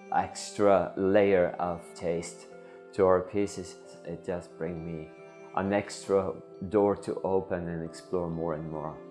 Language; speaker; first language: English; non-native, fluent; Bulgarian